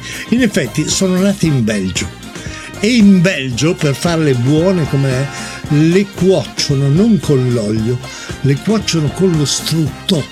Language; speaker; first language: Italian; native; Italian